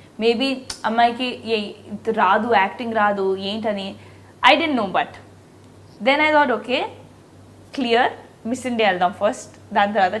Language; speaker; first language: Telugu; non-native, fluent; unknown